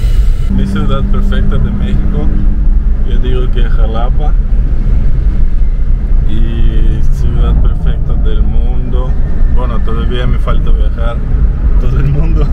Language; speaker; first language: Spanish; non-native, fluent; Russian